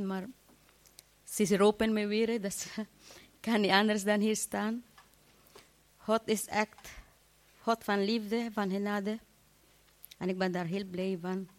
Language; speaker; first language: Dutch; non-native, fluent; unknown